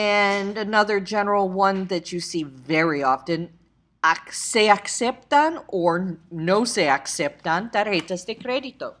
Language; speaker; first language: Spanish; non-native, fluent; English